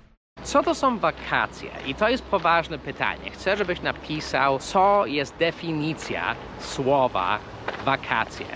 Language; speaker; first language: Polish; non-native, fluent; English